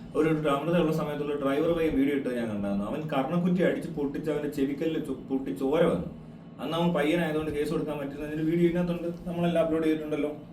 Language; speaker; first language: Malayalam; native; Malayalam